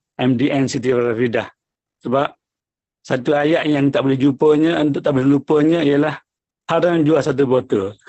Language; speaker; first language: Malay; native; Malay